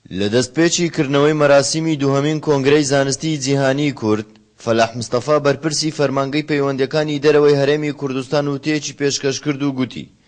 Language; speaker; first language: Central Kurdish; native; Central Kurdish